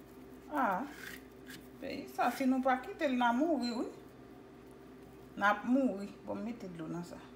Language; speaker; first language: French; non-native, local second language; Haitian Creole